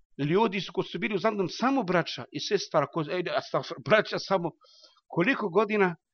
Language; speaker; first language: Bosnian; non-native, learner; Arabic